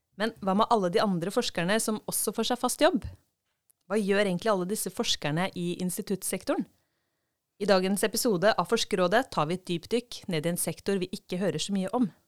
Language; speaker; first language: Norwegian; native; Norwegian